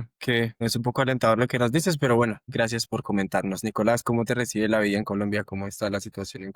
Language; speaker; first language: Spanish; native; Spanish